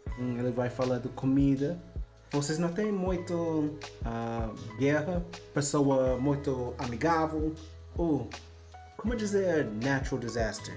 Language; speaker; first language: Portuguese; non-native, learner; English